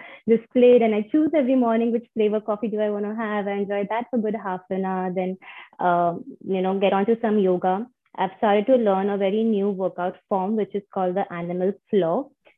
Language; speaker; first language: English; non-native, local second language; Hindi